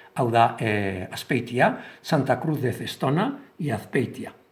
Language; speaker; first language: Spanish; non-native, local second language; Basque